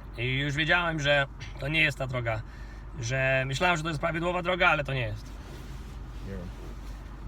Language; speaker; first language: Polish; non-native, fluent; Kinyarwanda